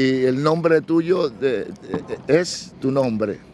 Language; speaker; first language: Spanish; native; Spanish